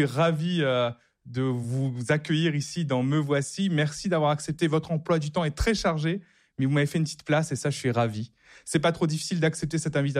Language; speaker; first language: French; native; French